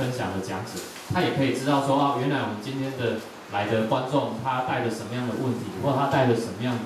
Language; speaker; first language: Chinese; native; Chinese